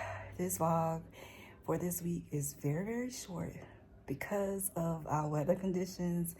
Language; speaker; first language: English; native; English